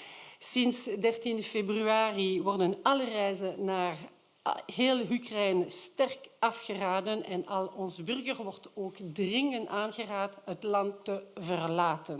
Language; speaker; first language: Dutch; non-native, local second language; French